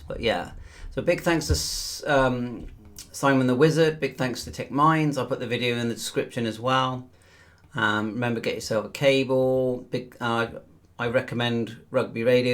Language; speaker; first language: English; native; English